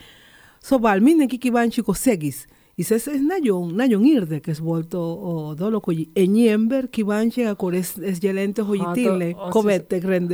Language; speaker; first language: Hungarian; non-native, learner; Spanish